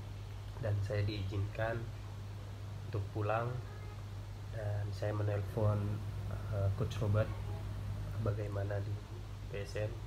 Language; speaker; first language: Indonesian; non-native, local second language; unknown